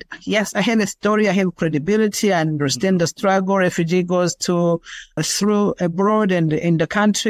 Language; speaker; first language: English; non-native, local second language; Kinyarwanda